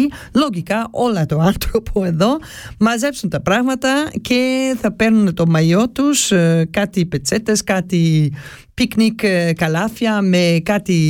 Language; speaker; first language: Greek; early bilingual, heritage; Greek